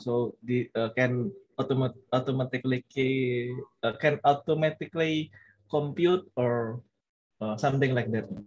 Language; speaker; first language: English; non-native, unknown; Indonesian